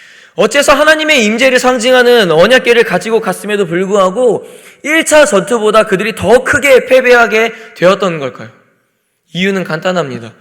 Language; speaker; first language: Korean; native; Korean